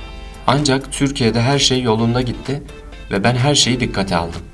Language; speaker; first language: Turkish; non-native, learner; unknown